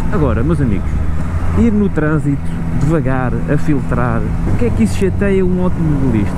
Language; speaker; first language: Portuguese; native; Portuguese